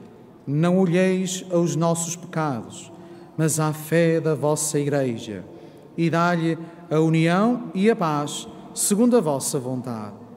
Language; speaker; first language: Portuguese; native; Portuguese